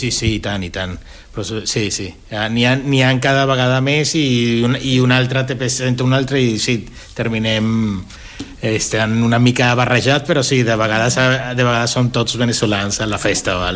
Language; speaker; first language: Catalan; non-native, fluent; Spanish